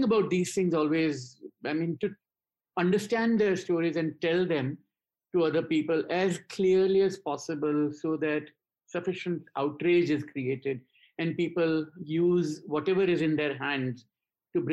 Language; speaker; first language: English; non-native, local second language; Gujarati